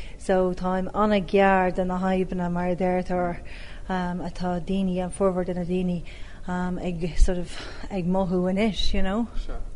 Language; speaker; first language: Irish; non-native, local second language; English